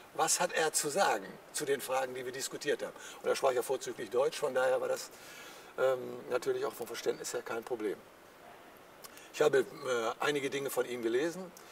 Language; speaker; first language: German; native; German